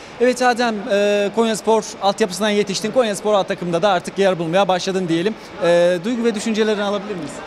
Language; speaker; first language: Turkish; native; Turkish